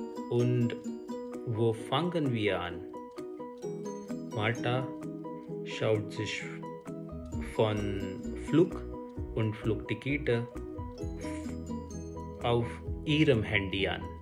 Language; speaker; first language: German; non-native, learner; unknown